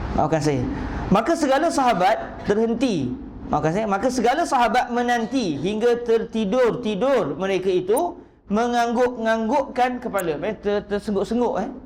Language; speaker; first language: Malay; native; Malay